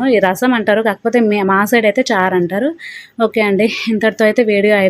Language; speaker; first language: Telugu; native; Telugu